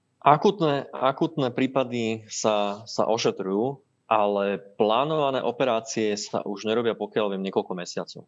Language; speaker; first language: Slovak; native; Slovak